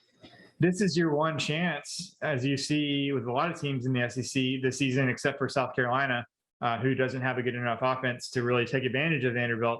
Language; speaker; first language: English; native; English